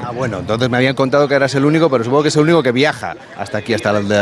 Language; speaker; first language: Spanish; native; Spanish